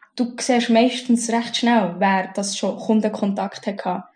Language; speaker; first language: German; early bilingual, other home language; Arabic